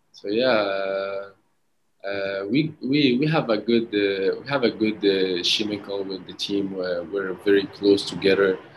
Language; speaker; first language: English; early bilingual, other home language; Arabic